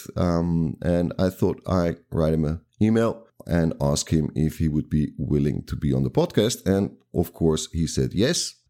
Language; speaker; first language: English; non-native, fluent; Dutch